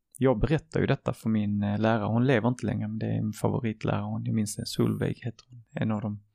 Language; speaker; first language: Swedish; early bilingual, other home language; Arabic